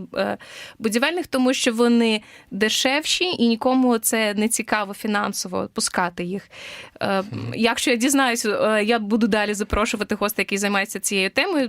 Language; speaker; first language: Ukrainian; native; Ukrainian